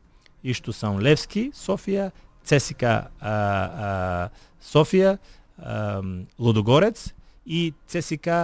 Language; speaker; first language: Portuguese; non-native, fluent; Bulgarian